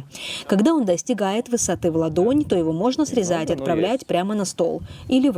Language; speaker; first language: Russian; native; Russian